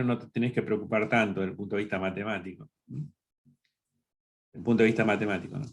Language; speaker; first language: Spanish; native; Spanish